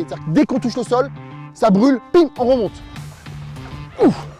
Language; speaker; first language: French; native; French